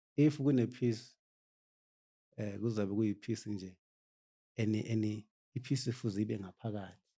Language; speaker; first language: Zulu; non-native, local second language; South Ndebele